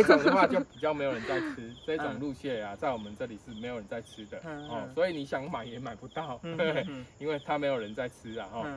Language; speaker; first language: Chinese; native; Chinese